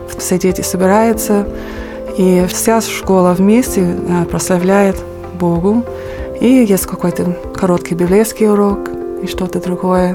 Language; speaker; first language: Russian; non-native, fluent; English